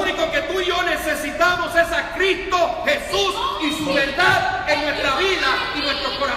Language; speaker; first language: Spanish; native; Spanish